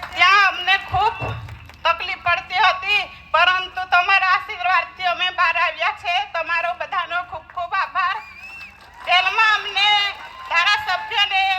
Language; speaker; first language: Gujarati; non-native, local second language; Vasavi